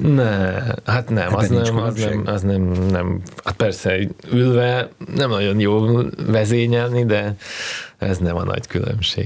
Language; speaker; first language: Hungarian; non-native, fluent; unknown